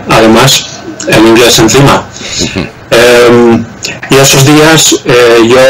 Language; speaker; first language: Spanish; non-native, fluent; Dutch